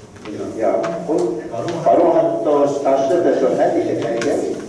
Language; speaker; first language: German; non-native, learner; Korean